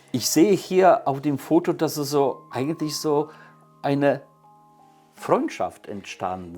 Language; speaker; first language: German; non-native, fluent; Polish